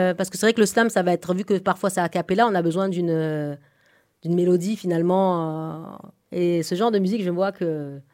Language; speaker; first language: French; native; French